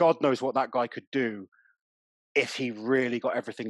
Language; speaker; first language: English; native; English